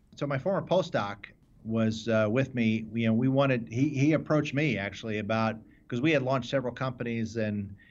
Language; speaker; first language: English; native; English